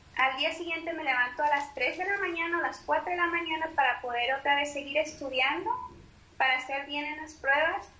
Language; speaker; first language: Spanish; native; Spanish